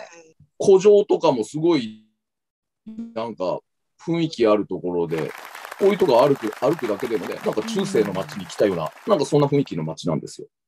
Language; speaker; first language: Japanese; native; Japanese